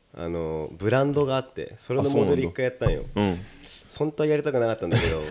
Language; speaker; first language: Japanese; native; Japanese